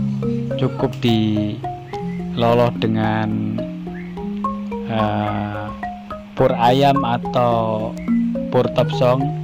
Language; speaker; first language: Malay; non-native, local second language; Javanese